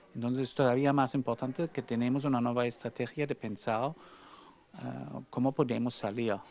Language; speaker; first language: Spanish; non-native, fluent; German